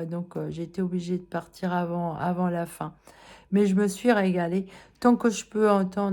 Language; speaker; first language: French; native; French